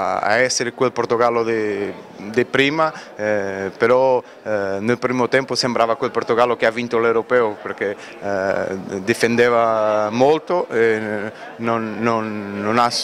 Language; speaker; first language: Italian; non-native, fluent; Portuguese